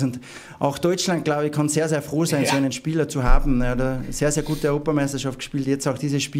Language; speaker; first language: German; native; German